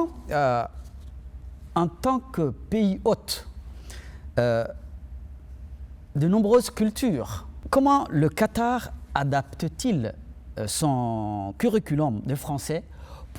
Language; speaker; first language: French; non-native, local second language; Somali